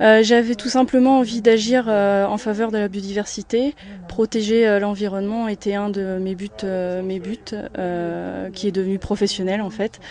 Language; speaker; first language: French; native; French